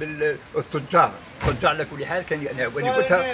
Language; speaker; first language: Arabic; native; Arabic